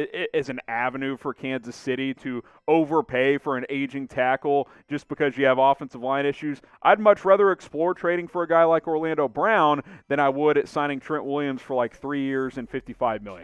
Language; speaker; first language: English; native; English